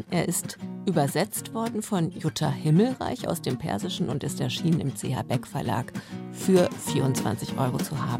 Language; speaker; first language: German; native; German